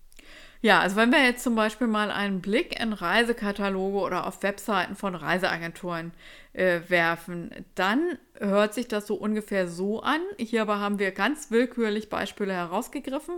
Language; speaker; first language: German; native; German